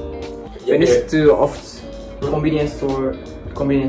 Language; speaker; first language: German; non-native, learner; Japanese